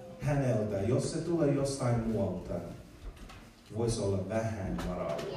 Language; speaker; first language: Finnish; non-native, learner; English